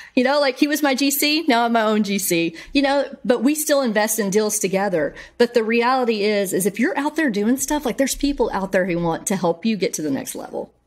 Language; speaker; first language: English; native; English